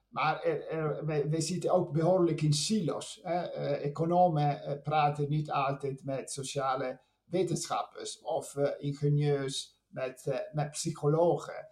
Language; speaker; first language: Dutch; non-native, fluent; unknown